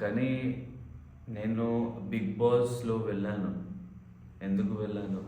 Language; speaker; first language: Telugu; non-native, learner; Hindi